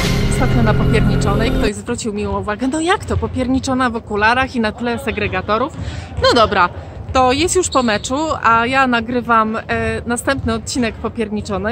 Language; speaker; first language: Polish; native; Polish